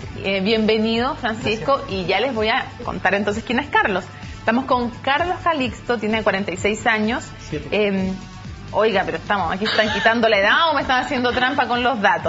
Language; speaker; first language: Spanish; native; Spanish